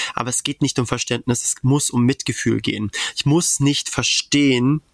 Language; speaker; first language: German; native; German